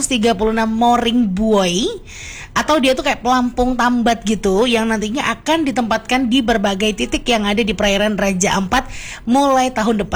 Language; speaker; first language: Indonesian; native; Indonesian